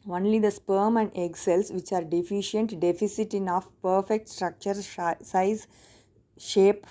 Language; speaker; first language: English; non-native, local second language; Tamil